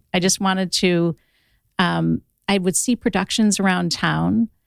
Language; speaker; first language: English; native; English